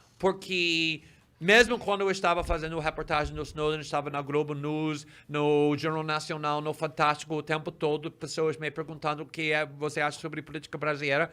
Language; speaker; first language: Portuguese; non-native, fluent; English